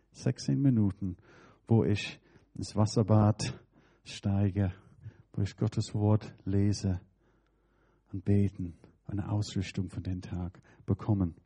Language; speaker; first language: German; non-native, fluent; English